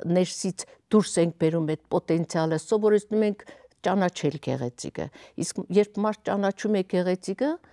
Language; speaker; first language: Armenian; native; Armenian